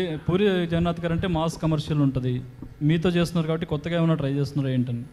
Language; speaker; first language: Telugu; native; Telugu